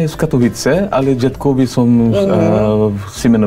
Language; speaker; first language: Polish; non-native, fluent; Cebuano